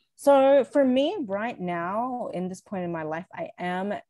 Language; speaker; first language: English; native; English